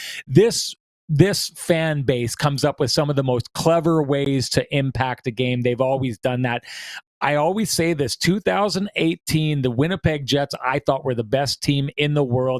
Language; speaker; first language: English; native; English